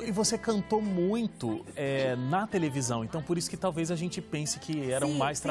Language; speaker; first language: Portuguese; native; Portuguese